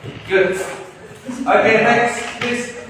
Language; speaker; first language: English; non-native, fluent; Indonesian